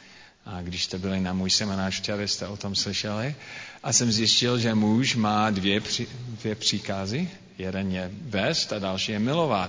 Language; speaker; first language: Czech; non-native, fluent; English